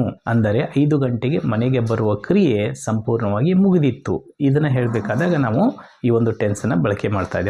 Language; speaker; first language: Kannada; native; Kannada